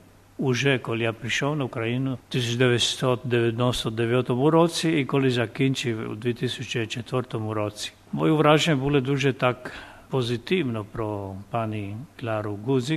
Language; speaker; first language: Ukrainian; non-native, fluent; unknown